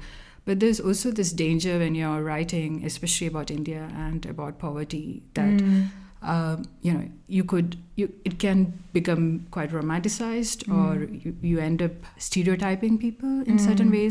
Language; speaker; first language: English; non-native, local second language; Malayalam